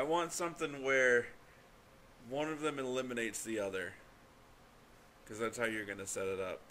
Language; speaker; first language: English; native; English